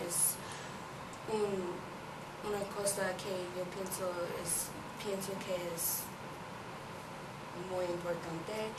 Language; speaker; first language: Spanish; non-native, learner; English